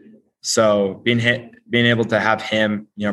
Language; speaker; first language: English; native; English